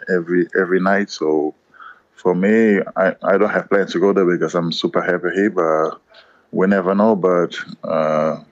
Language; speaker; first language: English; non-native, learner; Kabuverdianu